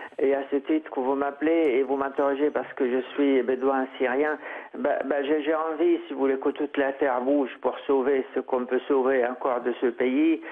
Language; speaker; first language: French; non-native, fluent; Arabic